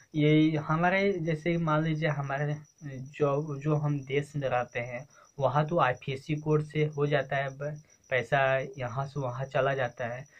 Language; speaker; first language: Hindi; native; Hindi